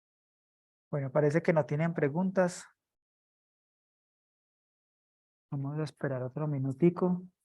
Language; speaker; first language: Spanish; native; Spanish